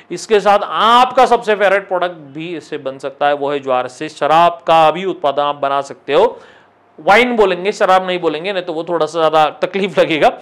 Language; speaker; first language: Hindi; non-native, local second language; Marathi